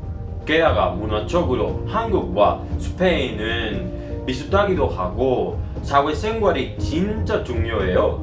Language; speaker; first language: Korean; non-native, learner; Spanish